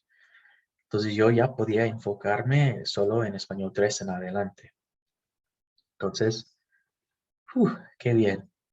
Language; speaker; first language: Spanish; non-native, fluent; English